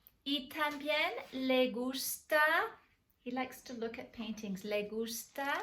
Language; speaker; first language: Spanish; non-native, fluent; English